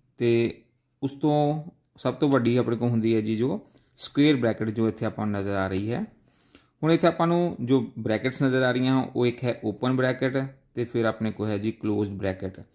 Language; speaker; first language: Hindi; non-native, local second language; Punjabi